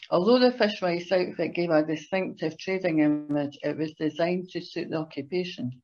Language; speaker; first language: English; native; English